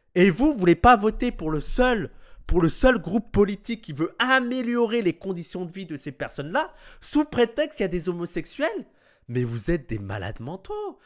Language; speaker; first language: French; native; French